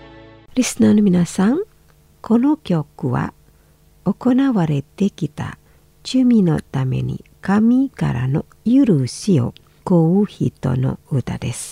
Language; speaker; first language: Japanese; non-native, fluent; Indonesian